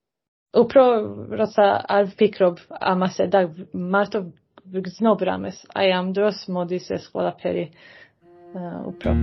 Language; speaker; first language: Georgian; non-native, fluent; Swedish